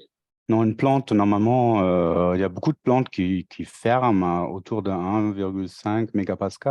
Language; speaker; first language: French; non-native, fluent; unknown